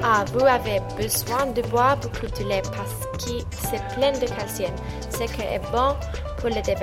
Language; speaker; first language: French; non-native, learner; English